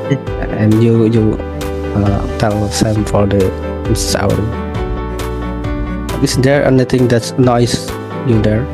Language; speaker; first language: English; non-native, learner; Indonesian